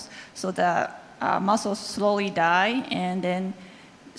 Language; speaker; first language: English; non-native, fluent; Japanese